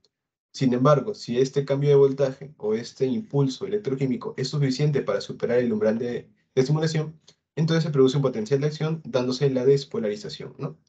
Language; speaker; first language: Spanish; native; Spanish